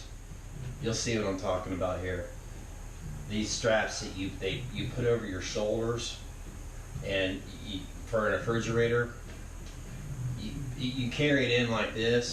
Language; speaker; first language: English; native; English